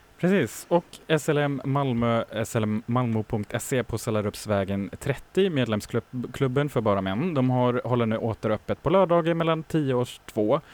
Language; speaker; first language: Swedish; non-native, fluent; German